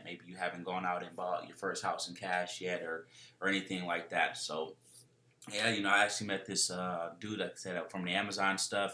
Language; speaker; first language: English; native; English